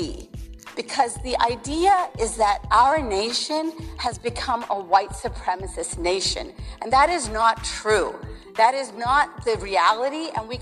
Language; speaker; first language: English; early bilingual, other home language; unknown